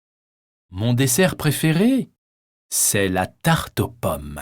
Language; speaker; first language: French; native; French